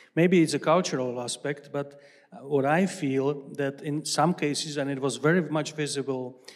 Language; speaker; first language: English; non-native, fluent; Czech